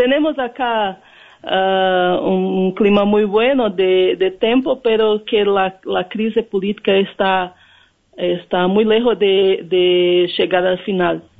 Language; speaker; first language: Spanish; non-native, learner; Portuguese